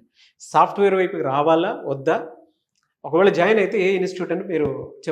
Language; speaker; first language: Telugu; native; Telugu